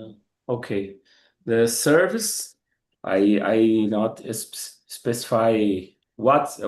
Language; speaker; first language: English; non-native, learner; Portuguese